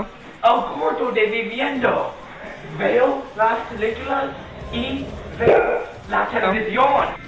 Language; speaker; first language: Spanish; non-native, learner; English